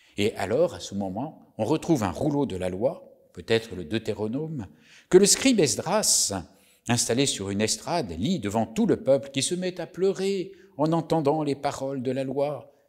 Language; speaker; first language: French; native; French